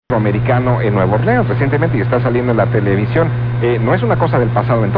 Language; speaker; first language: Spanish; native; Spanish